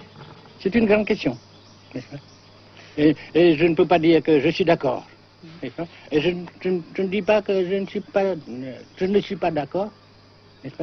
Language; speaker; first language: French; non-native, local second language; Vietnamese